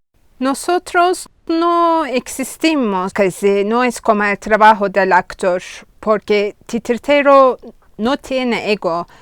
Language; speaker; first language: Spanish; non-native, fluent; Turkish